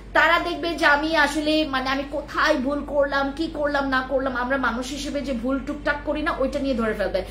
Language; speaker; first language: Bangla; non-native, local second language; Khasi